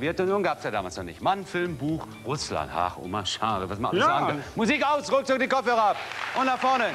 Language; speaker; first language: German; native; German